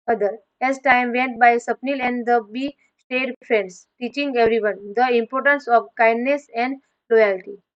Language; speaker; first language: English; non-native, local second language; Gujarati